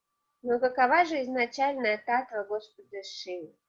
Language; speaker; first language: Russian; native; Russian